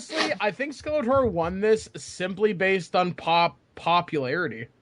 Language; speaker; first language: English; native; English